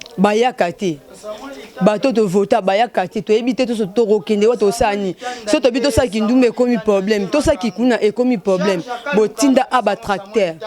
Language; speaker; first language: Lingala; native; Lingala